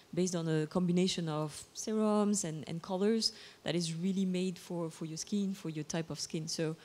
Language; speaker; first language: English; non-native, fluent; Bulgarian